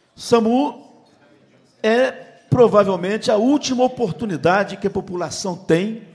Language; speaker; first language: Portuguese; native; Portuguese